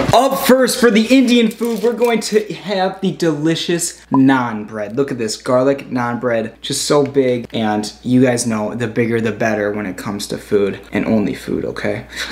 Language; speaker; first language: English; native; English